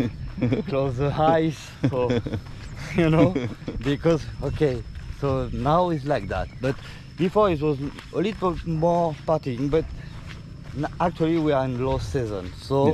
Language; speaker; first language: English; non-native, learner; French